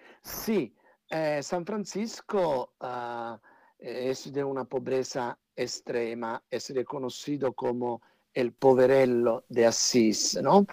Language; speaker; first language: Italian; non-native, fluent; Spanish